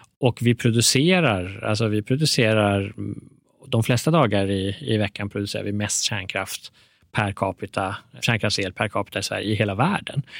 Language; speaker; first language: Swedish; early bilingual, other home language; Persian